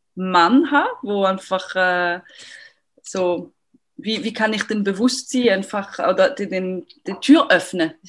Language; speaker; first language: German; non-native, fluent; French